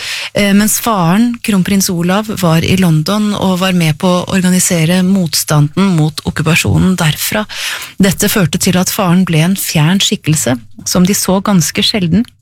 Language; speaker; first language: Norwegian; native; Norwegian